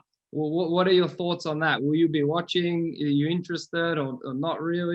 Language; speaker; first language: English; native; English